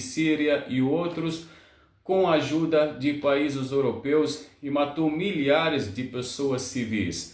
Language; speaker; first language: Portuguese; non-native, learner; Arabic